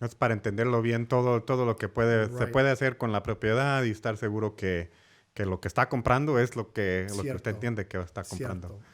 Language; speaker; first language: Spanish; early bilingual, heritage; Spanish